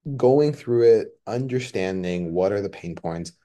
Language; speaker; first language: English; non-native, fluent; Spanish